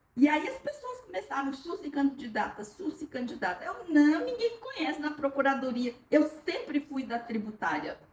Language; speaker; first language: Portuguese; early bilingual, other home language; Korean